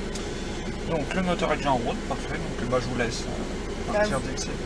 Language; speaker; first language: French; native; French